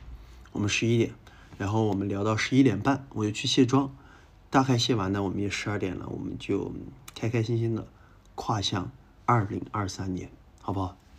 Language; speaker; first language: Chinese; native; Chinese